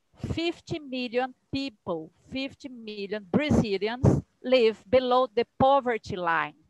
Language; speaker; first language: English; non-native, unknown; Portuguese